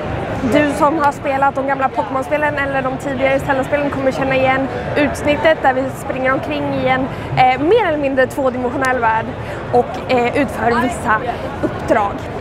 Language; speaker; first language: Swedish; native; Swedish